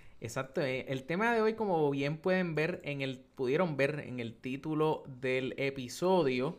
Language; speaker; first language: Spanish; native; Spanish